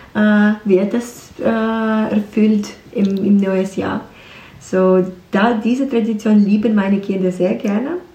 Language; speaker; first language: German; non-native, learner; Ukrainian